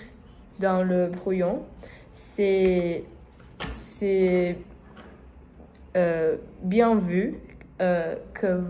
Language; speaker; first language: French; non-native, learner; Portuguese